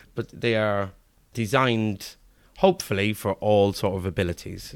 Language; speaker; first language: English; native; English